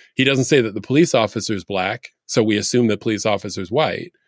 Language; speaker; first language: English; native; English